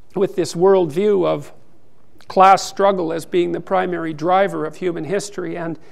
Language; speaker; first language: English; native; English